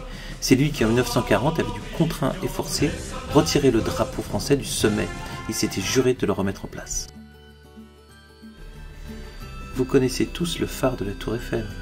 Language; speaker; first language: French; native; French